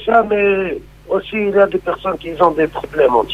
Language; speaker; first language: French; non-native, local second language; Arabic